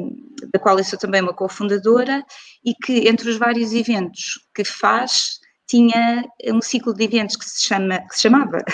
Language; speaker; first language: Portuguese; native; Portuguese